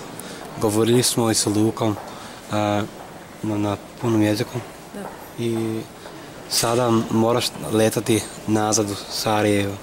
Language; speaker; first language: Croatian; non-native, fluent; English